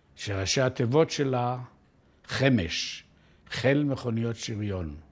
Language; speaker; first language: Hebrew; native; Hebrew